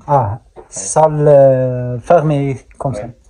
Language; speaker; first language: French; non-native, local second language; Arabic